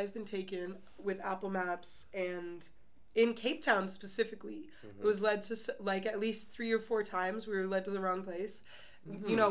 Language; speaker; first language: English; native; English